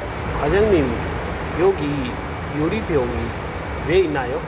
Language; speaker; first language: Korean; non-native, learner; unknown